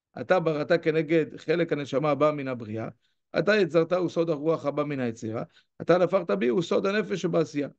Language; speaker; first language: Hebrew; native; Hebrew